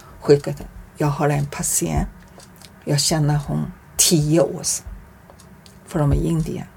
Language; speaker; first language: Swedish; non-native, learner; Chinese